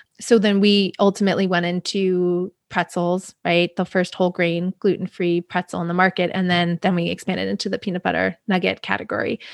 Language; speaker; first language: English; native; English